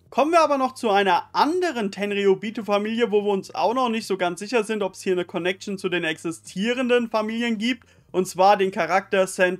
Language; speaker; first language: German; native; German